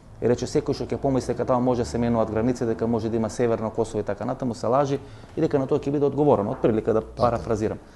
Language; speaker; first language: Macedonian; non-native, local second language; Albanian